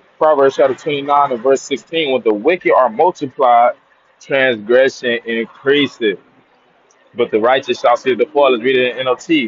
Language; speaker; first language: English; native; English